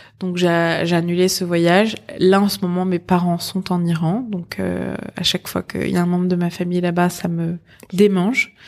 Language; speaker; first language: French; early bilingual, other home language; Persian